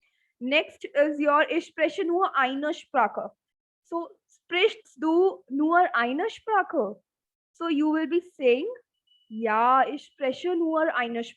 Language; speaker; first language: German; non-native, fluent; Hindi